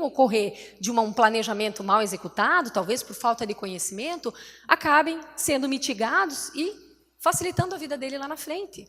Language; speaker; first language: Portuguese; native; Portuguese